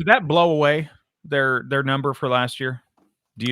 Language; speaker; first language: English; native; English